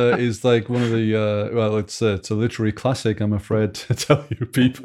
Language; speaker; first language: English; native; English